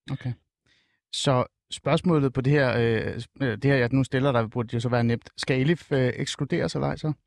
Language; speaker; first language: Danish; early bilingual, other home language; Persian